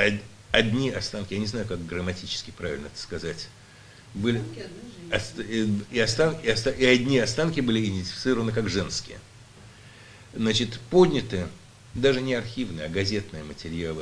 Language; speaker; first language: Russian; native; Russian